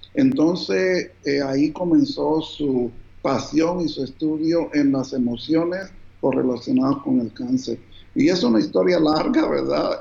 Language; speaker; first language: Spanish; early bilingual, heritage; Spanish